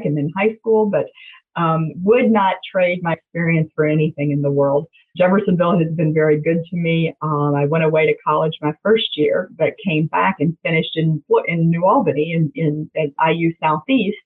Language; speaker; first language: English; native; English